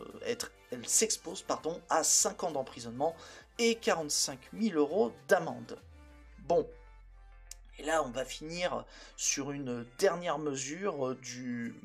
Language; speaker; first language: French; native; French